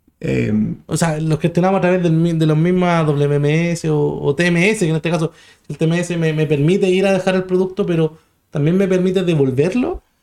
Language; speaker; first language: Spanish; native; Spanish